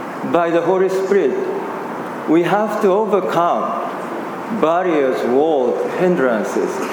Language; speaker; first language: English; non-native, fluent; Japanese